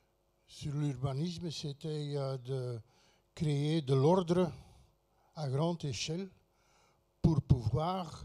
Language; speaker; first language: French; non-native, fluent; Dutch